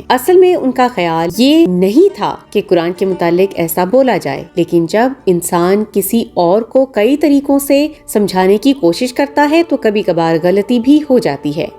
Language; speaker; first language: Urdu; native; Urdu